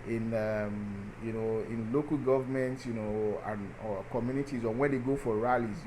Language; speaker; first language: English; non-native, local second language; Yoruba